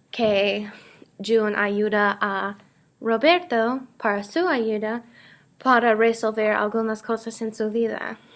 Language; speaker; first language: Spanish; non-native, learner; English